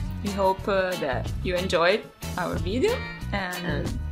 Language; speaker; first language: English; non-native, learner; Italian